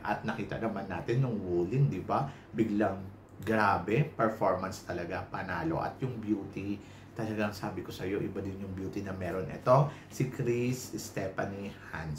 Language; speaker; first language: Filipino; native; Filipino